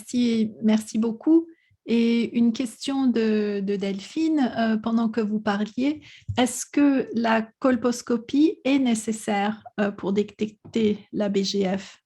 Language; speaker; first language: French; non-native, fluent; English